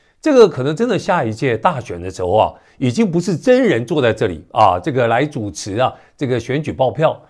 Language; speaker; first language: Chinese; native; Chinese